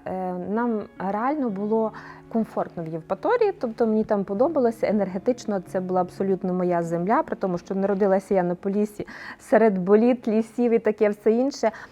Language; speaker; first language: Ukrainian; native; Ukrainian